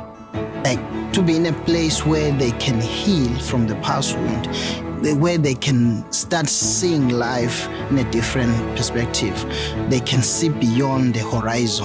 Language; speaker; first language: English; non-native, local second language; Swati